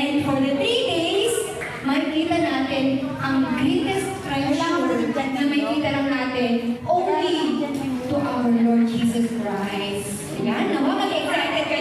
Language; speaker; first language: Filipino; native; Filipino